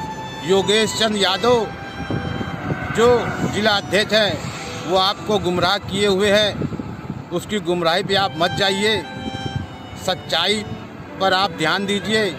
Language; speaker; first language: Hindi; native; Hindi